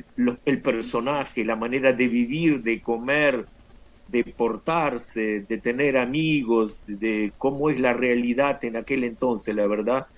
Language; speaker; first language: Spanish; non-native, fluent; Russian